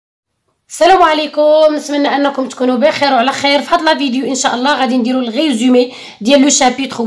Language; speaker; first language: Arabic; native; Arabic